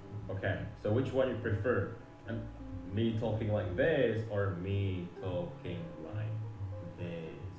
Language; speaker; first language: English; non-native, fluent; Indonesian